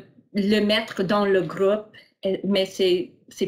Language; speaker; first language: French; non-native, local second language; English